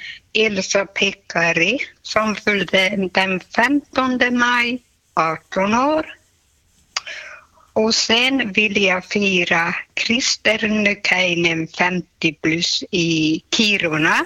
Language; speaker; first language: Swedish; non-native, local second language; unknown